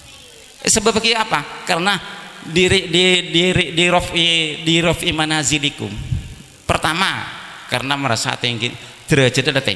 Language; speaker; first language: Indonesian; non-native, local second language; Madurese